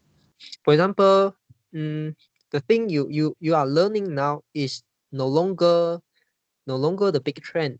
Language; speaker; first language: English; non-native, fluent; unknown